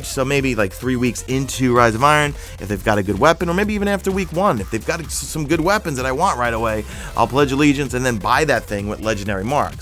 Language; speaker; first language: English; native; English